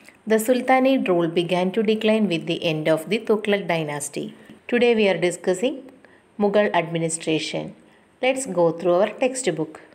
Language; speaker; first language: English; non-native, local second language; Malayalam